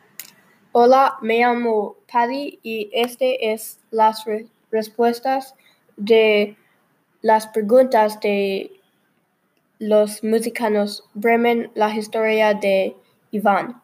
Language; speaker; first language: Spanish; non-native, learner; English